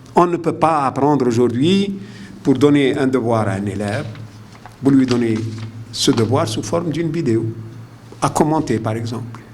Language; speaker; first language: French; non-native, local second language; Arabic